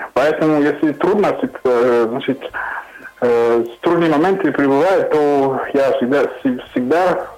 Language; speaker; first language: Russian; non-native, fluent; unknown